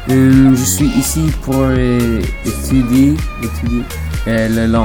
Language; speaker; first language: French; non-native, learner; English